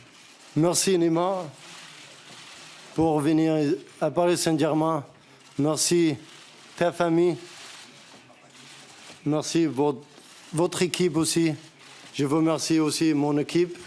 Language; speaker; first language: French; non-native, learner; Arabic